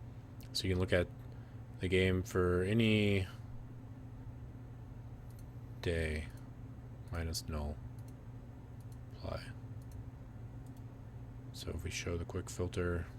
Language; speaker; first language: English; native; English